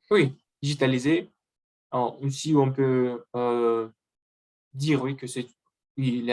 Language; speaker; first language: French; non-native, learner; Russian